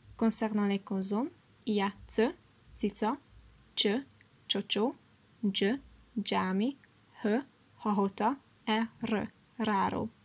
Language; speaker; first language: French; non-native, learner; Hungarian